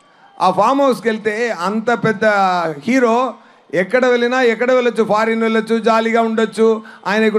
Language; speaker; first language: Telugu; non-native, learner; Tamil